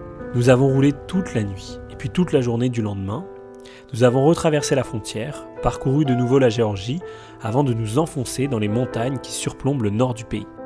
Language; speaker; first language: French; native; French